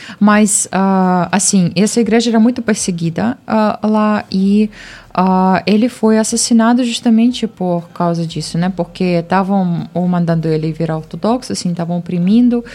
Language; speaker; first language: Portuguese; non-native, fluent; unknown